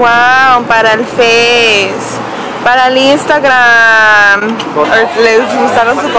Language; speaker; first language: Spanish; early bilingual, heritage; Spanish